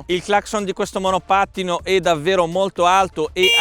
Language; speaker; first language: Italian; native; Italian